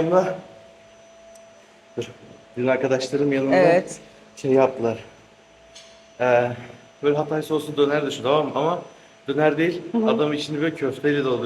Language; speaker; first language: Turkish; native; Turkish